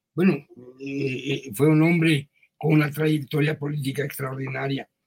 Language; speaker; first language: Spanish; early bilingual, other home language; Yiddish